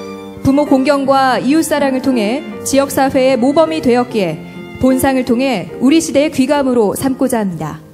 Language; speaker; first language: Korean; native; Korean